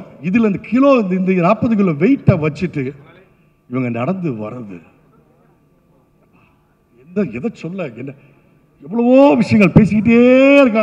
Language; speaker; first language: Tamil; native; Tamil